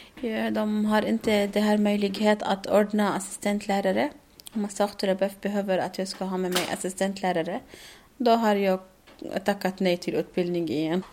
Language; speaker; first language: Swedish; non-native, learner; Arabic